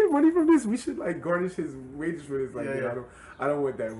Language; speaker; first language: English; native; English